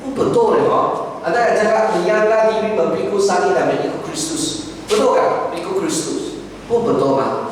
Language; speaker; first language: Malay; non-native, local second language; Chinese